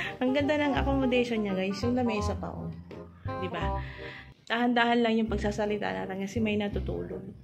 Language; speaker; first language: Filipino; non-native, local second language; Iloko